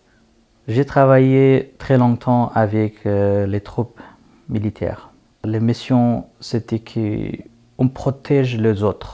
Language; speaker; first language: French; non-native, learner; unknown